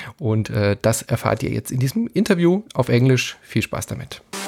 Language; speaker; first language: German; native; German